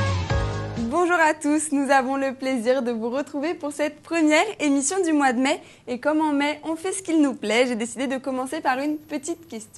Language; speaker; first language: French; native; French